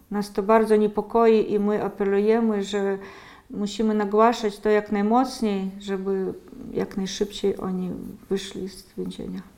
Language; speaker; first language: Polish; early bilingual, heritage; Polish